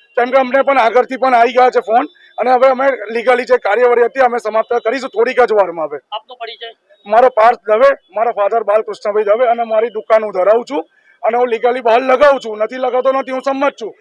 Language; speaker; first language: Gujarati; native; Gujarati